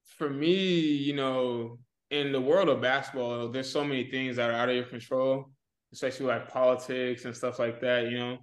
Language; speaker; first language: English; native; English